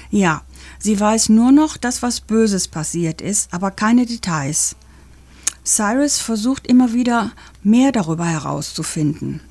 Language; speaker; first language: German; native; German